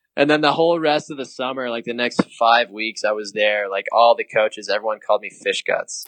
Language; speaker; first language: English; native; English